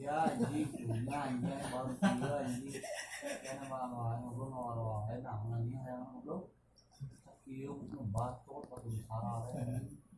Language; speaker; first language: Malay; non-native, local second language; Sundanese